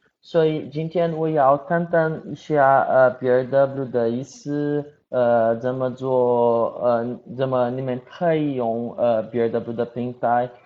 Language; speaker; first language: Chinese; non-native, learner; Portuguese